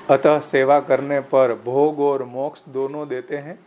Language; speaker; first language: Hindi; non-native, local second language; Gujarati